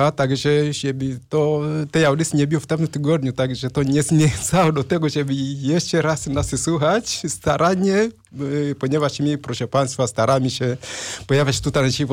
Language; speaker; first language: Polish; non-native, fluent; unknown